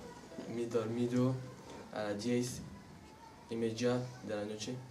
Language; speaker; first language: Spanish; non-native, learner; French